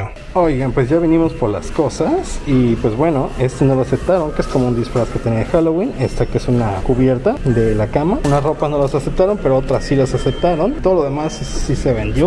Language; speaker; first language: Spanish; native; Spanish